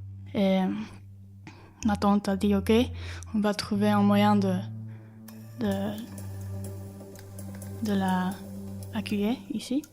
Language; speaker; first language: French; non-native, fluent; Spanish